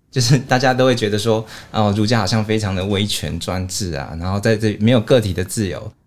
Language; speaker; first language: Chinese; native; Chinese